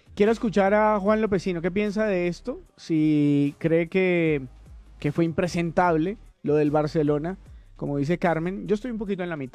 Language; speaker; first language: Spanish; native; Spanish